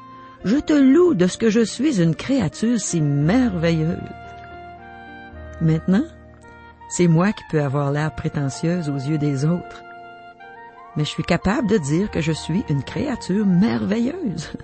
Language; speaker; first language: French; native; French